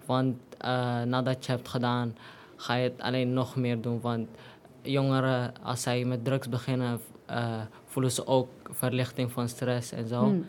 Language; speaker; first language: Dutch; non-native, learner; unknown